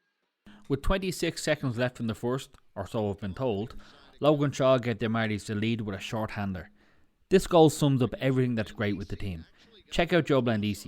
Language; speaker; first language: English; native; English